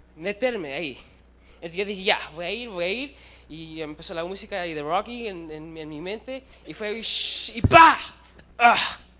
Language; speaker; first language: Spanish; early bilingual, heritage; Spanish